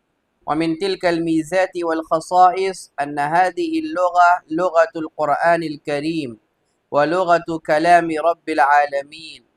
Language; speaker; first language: Arabic; non-native, fluent; Urdu